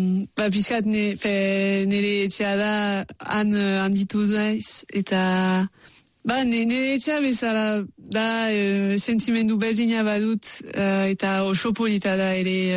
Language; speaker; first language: Basque; non-native, local second language; French